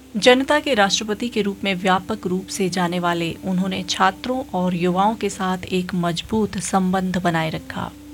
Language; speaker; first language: Hindi; native; Hindi